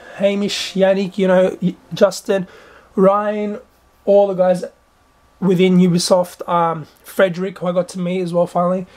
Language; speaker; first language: English; native; English